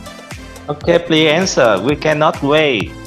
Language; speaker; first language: English; non-native, fluent; Vietnamese